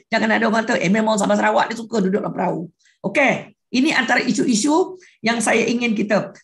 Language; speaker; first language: Malay; non-native, local second language; Iban